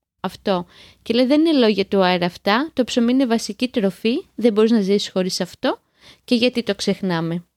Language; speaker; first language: Greek; native; Greek